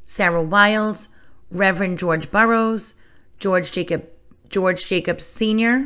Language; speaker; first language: English; native; English